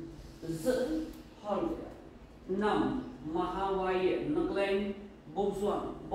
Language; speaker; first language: Vietnamese; non-native, learner; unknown